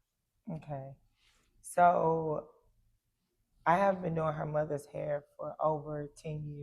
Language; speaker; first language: English; native; English